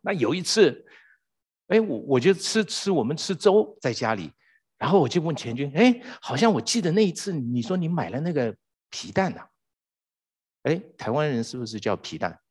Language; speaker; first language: Chinese; native; Chinese